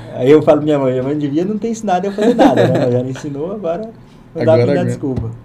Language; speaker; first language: Portuguese; native; Portuguese